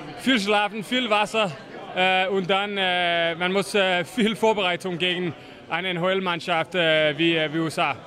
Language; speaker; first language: German; non-native, learner; Danish